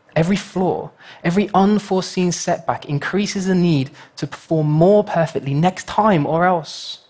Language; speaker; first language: English; native; English